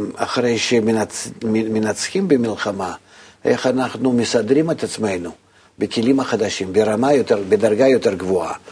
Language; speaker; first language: Hebrew; non-native, fluent; Russian